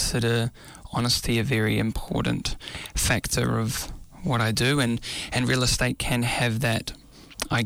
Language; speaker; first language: English; native; English